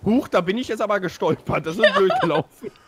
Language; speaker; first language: German; native; German